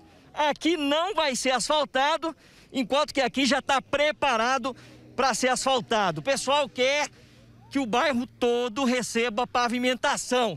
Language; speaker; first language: Portuguese; native; Portuguese